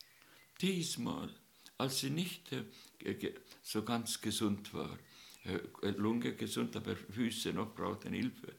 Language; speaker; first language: German; non-native, learner; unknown